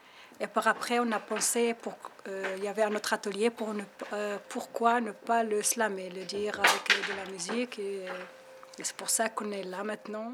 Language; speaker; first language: French; non-native, learner; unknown